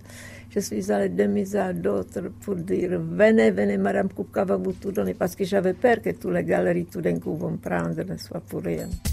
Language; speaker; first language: French; non-native, fluent; Czech